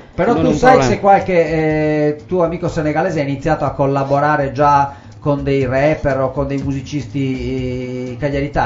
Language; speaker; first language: Italian; native; Italian